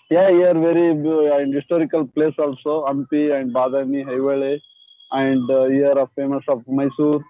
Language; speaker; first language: English; non-native, learner; Kannada